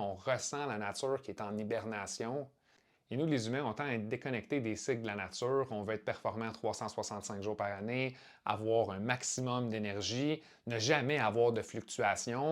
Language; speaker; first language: French; native; French